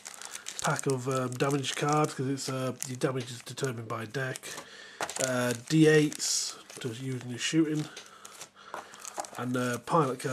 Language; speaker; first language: English; native; English